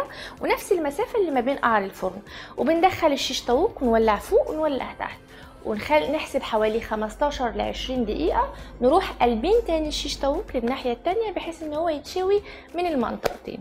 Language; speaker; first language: Arabic; native; Arabic